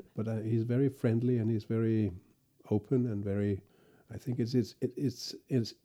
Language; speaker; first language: English; non-native, fluent; Danish